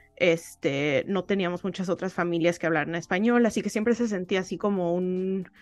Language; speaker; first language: Spanish; early bilingual, heritage; Spanish